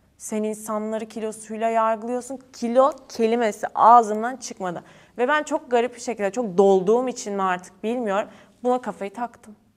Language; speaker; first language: Turkish; native; Turkish